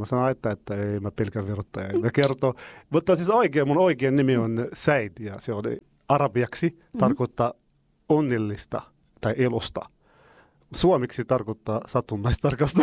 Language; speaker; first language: Finnish; non-native, fluent; Arabic